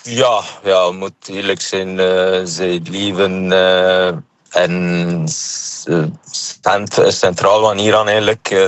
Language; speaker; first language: Dutch; non-native, fluent; Persian